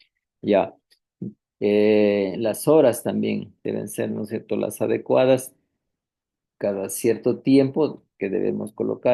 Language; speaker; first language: Spanish; native; Spanish